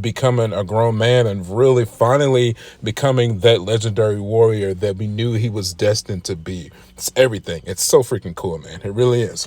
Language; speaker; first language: English; native; English